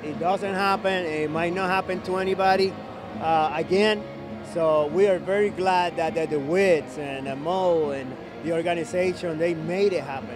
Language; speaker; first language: English; non-native, fluent; Spanish